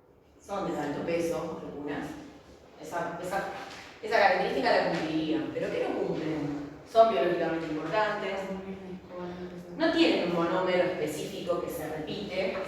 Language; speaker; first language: Spanish; native; Spanish